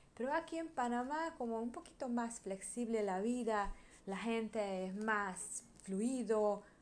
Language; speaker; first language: Spanish; non-native, learner; Hungarian